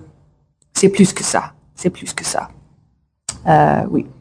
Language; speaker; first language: French; non-native, learner; English